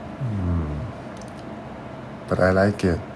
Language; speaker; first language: English; non-native, learner; Thai